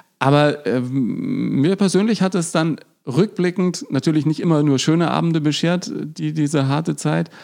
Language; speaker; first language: German; native; German